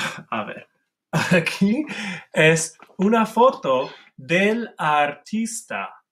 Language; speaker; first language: Spanish; non-native, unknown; English